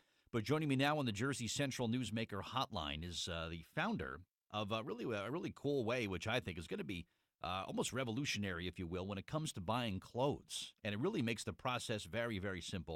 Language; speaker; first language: English; native; English